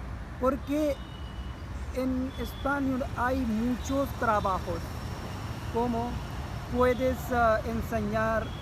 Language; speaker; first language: Spanish; non-native, learner; Urdu